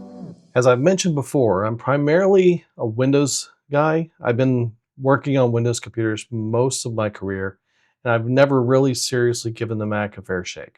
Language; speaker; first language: English; native; English